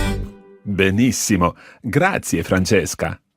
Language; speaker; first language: Italian; non-native, fluent; English